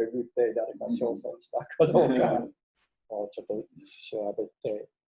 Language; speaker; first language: Japanese; non-native, fluent; English